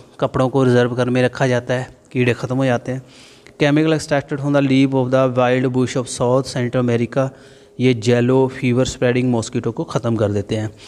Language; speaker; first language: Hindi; non-native, local second language; Punjabi